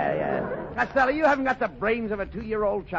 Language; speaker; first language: English; native; English